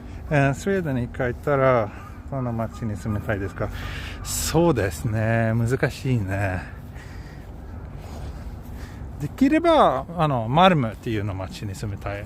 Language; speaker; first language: Japanese; non-native, fluent; Swedish